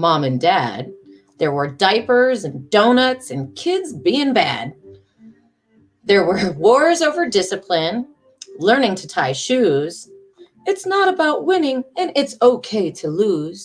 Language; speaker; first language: English; native; English